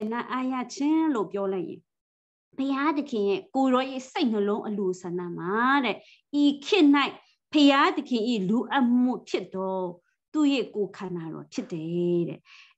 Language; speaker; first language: Burmese; non-native, local second language; Kachin